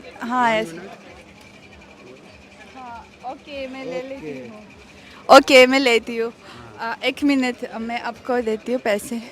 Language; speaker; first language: Hindi; non-native, learner; Russian